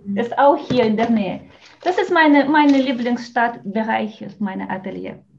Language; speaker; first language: German; non-native, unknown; Russian